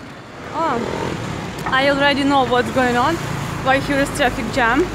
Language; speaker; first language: English; non-native, fluent; Ukrainian